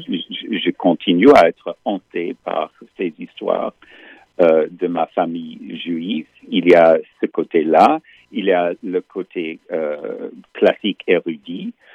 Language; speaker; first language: French; non-native, fluent; English